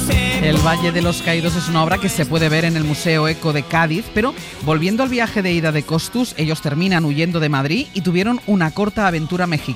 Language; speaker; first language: Spanish; native; Spanish